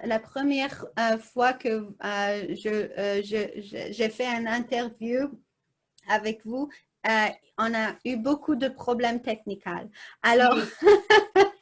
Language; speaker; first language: French; non-native, learner; English